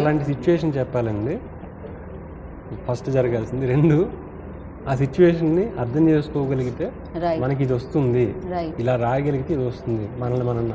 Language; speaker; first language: Telugu; native; Telugu